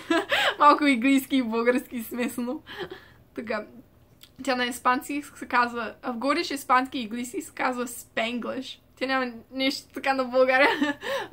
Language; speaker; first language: Bulgarian; early bilingual, heritage; Bulgarian